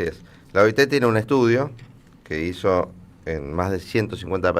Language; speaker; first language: Spanish; native; Spanish